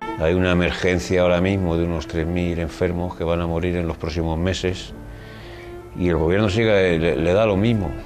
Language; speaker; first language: Spanish; native; Spanish